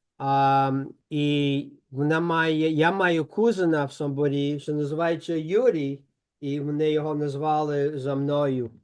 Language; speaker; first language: Ukrainian; early bilingual, heritage; Ukrainian